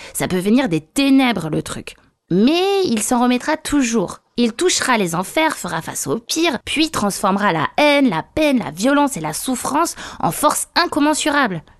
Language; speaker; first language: French; native; French